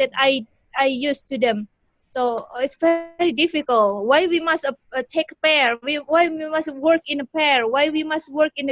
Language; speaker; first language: English; non-native, learner; Indonesian